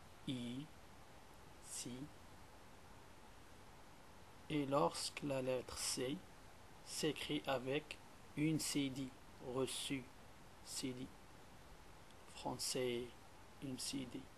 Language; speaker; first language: French; non-native, local second language; Arabic